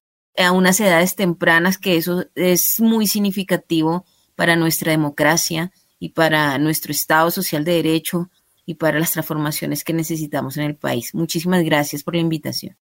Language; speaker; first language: Spanish; native; Spanish